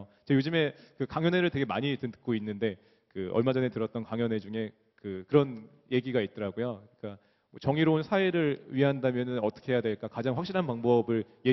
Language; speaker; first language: Korean; native; Korean